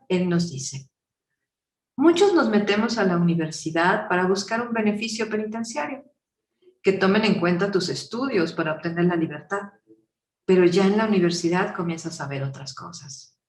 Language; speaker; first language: Spanish; native; Spanish